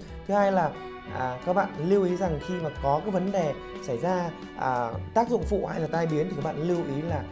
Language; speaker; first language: Vietnamese; native; Vietnamese